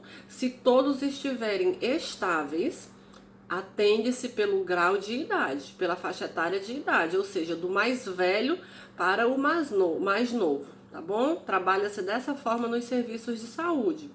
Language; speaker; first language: Portuguese; native; Portuguese